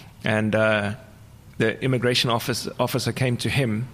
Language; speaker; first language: English; native; English